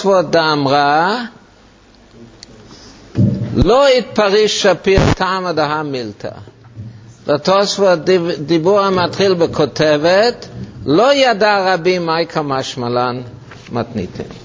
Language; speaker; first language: Hebrew; non-native, fluent; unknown